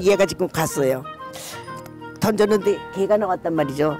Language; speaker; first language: Korean; native; Korean